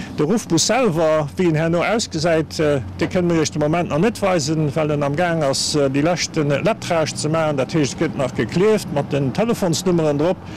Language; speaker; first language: German; non-native, local second language; Luxembourgish